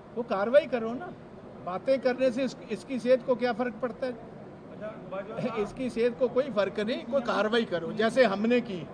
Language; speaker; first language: Hindi; non-native, local second language; Punjabi